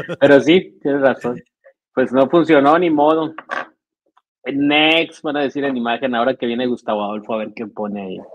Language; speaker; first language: Spanish; native; Spanish